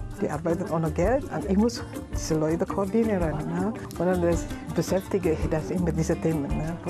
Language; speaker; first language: German; non-native, learner; Indonesian